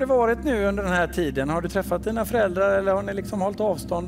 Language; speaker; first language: Swedish; native; Swedish